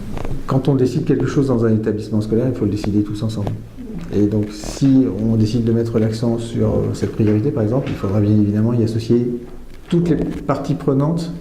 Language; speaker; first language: French; native; French